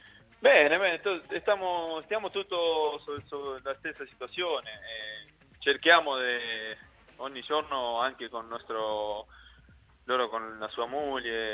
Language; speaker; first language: Italian; non-native, learner; Spanish